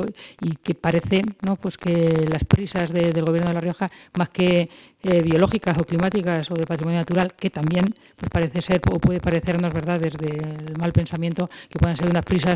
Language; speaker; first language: Spanish; native; Spanish